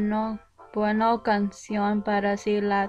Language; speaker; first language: Spanish; non-native, learner; English